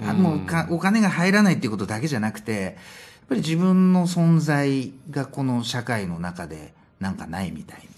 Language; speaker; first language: Japanese; native; Japanese